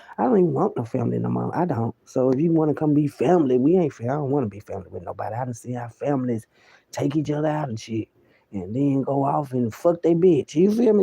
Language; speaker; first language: English; native; English